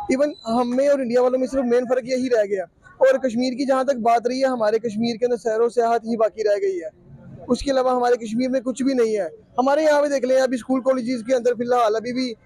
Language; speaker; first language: Urdu; native; Urdu